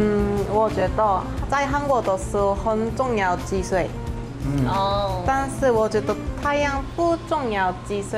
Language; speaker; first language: Chinese; non-native, learner; Korean